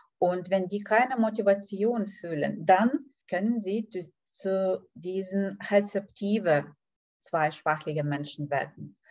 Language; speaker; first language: German; non-native, fluent; Lithuanian